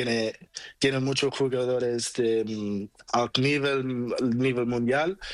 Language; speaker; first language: Spanish; non-native, learner; Portuguese